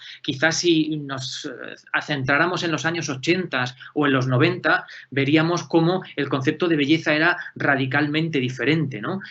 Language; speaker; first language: Spanish; native; Spanish